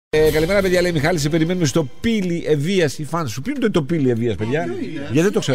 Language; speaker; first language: Greek; native; Greek